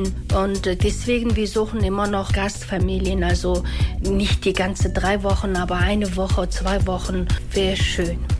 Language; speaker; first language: German; non-native, fluent; Mongolian